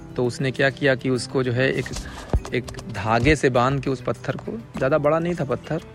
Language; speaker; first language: Hindi; native; Hindi